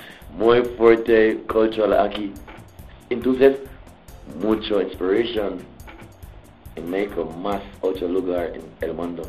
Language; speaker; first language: Spanish; non-native, learner; English